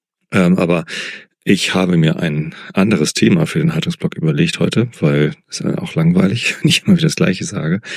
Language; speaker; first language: German; native; German